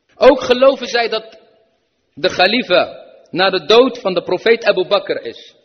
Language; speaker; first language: Dutch; early bilingual, other home language; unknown